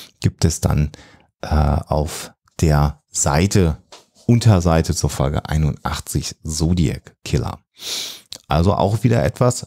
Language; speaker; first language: German; native; German